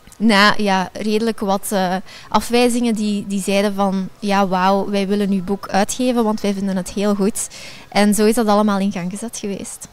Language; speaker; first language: Dutch; native; Dutch